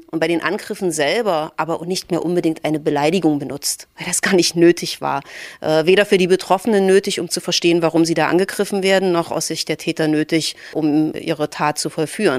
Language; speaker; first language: German; native; German